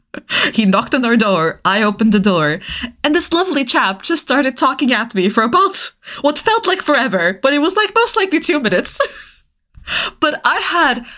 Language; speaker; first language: English; non-native, fluent; Bulgarian